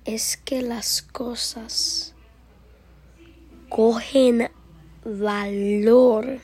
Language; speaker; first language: Spanish; early bilingual, heritage; Spanish